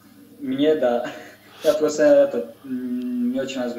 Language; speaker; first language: Russian; non-native, fluent; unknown